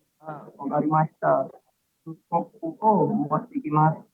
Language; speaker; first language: Japanese; non-native, learner; Indonesian